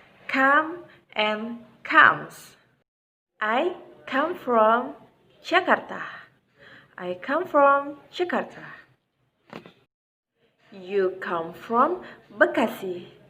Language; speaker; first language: English; non-native, fluent; Indonesian